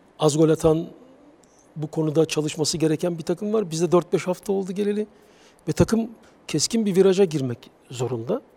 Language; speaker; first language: Turkish; native; Turkish